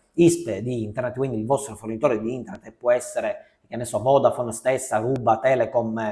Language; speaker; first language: Italian; native; Italian